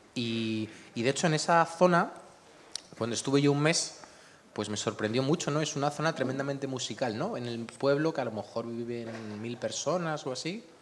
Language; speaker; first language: Spanish; native; Spanish